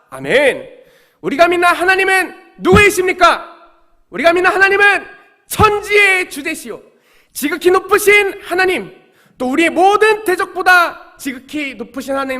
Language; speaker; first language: Korean; native; Korean